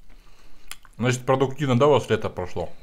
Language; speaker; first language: Russian; native; Russian